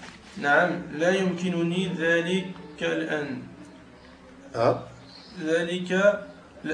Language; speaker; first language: Arabic; non-native, learner; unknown